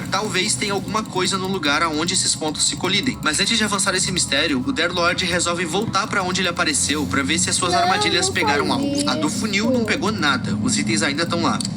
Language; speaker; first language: Portuguese; native; Portuguese